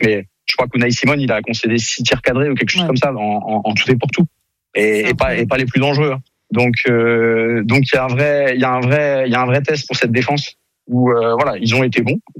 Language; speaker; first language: French; native; French